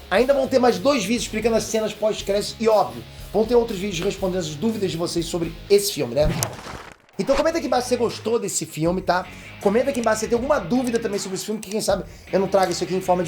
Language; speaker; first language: Portuguese; native; Portuguese